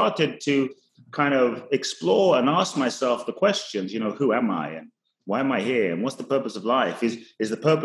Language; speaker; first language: English; native; English